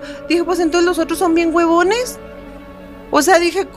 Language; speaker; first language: Spanish; native; Spanish